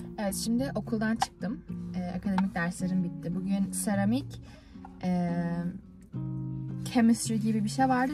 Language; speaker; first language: Turkish; early bilingual, heritage; Turkish